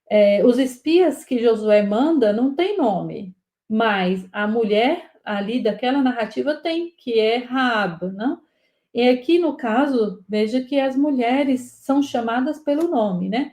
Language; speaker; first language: Portuguese; native; Portuguese